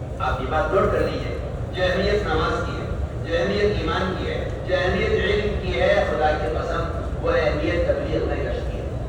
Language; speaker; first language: Urdu; native; Urdu